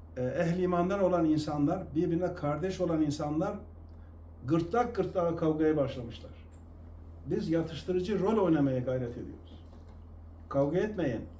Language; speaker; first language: Turkish; non-native, local second language; Kurdish